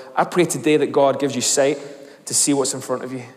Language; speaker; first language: English; native; English